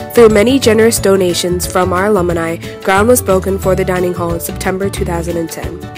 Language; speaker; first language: English; native; English